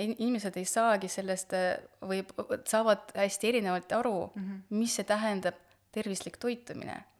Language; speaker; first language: Estonian; non-native, local second language; Russian